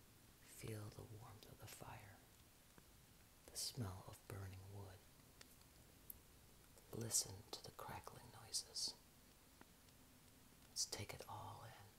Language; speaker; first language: English; native; English